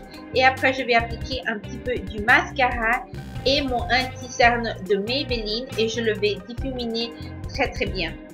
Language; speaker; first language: French; non-native, fluent; Spanish